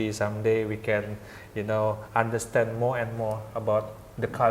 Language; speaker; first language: English; non-native, fluent; Indonesian